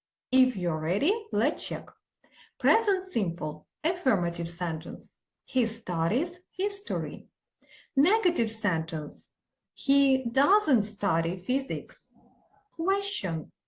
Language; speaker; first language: English; non-native, fluent; Ukrainian